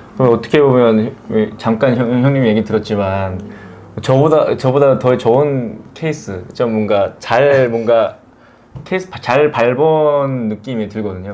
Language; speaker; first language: Korean; native; Korean